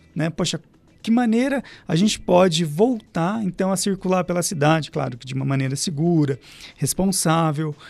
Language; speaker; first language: Portuguese; native; Portuguese